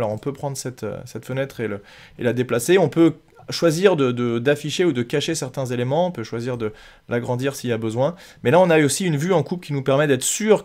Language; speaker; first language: French; native; French